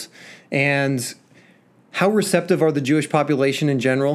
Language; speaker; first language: English; native; English